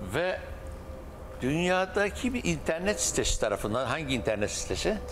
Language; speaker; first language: Turkish; native; Turkish